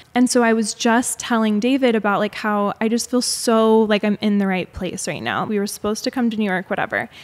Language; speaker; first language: English; native; English